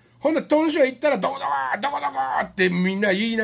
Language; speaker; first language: Japanese; native; Japanese